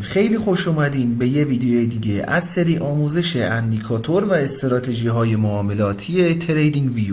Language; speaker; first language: Persian; native; Persian